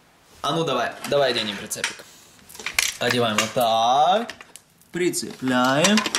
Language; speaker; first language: Russian; native; Russian